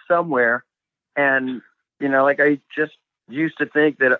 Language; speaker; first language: English; native; English